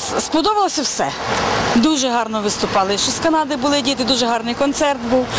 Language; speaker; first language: Ukrainian; native; Ukrainian